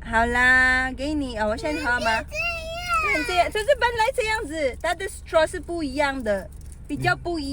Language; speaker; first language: Chinese; non-native, fluent; Filipino